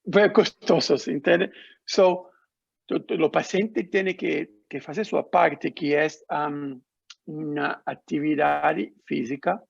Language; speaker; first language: Spanish; non-native, learner; Portuguese